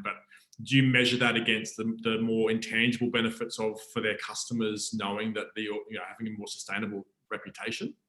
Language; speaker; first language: English; native; English